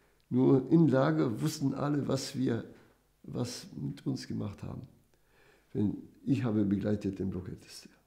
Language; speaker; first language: German; non-native, fluent; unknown